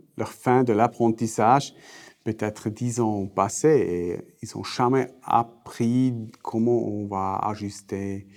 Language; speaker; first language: French; non-native, fluent; German